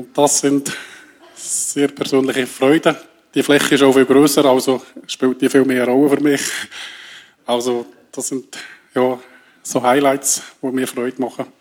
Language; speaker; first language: German; native; German